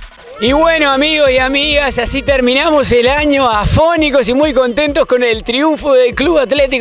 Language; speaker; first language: Spanish; native; Spanish